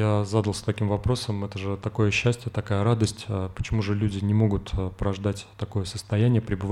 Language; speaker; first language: Russian; native; Russian